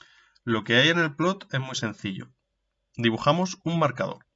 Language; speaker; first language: Spanish; native; Spanish